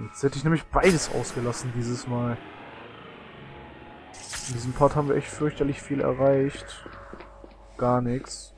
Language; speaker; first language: German; native; German